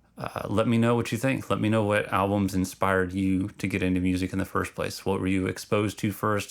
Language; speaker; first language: English; native; English